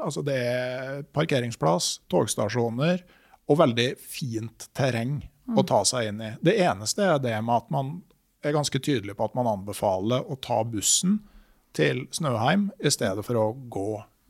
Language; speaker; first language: Norwegian; native; Norwegian